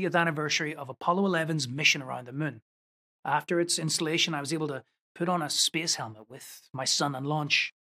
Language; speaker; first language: English; native; English